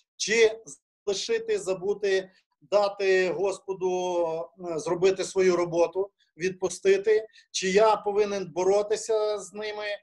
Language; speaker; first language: Ukrainian; native; Ukrainian